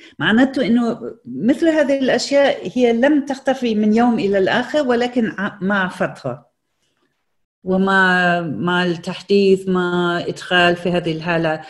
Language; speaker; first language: Arabic; non-native, fluent; German